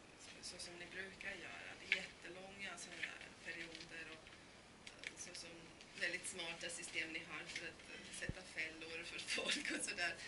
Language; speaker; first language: Swedish; non-native, fluent; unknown